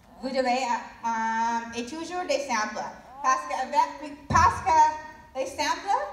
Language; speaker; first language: French; non-native, learner; English